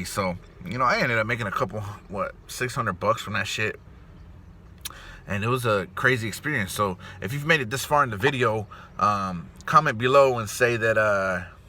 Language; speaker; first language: English; native; English